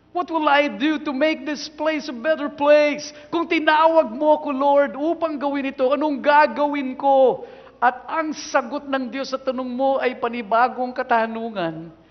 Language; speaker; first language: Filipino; non-native, local second language; Cebuano